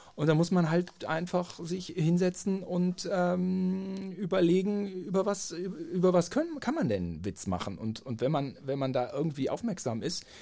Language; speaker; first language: German; native; German